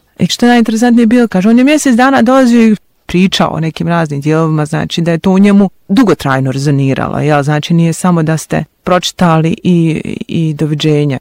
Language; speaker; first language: Bosnian; native; Bosnian